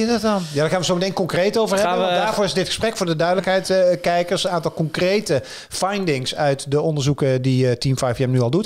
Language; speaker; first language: Dutch; native; Dutch